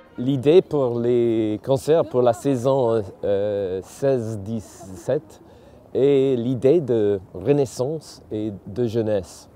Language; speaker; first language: French; non-native, fluent; English